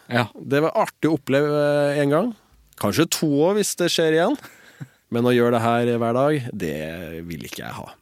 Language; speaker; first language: Norwegian; native; Norwegian